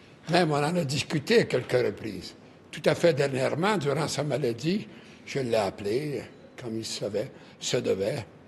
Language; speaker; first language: French; native; French